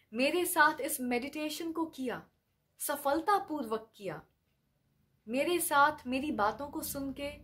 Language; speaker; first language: Hindi; native; Hindi